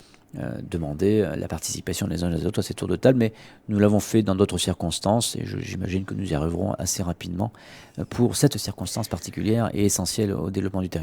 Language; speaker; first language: French; native; French